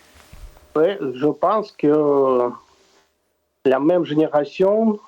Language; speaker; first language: French; non-native, fluent; Russian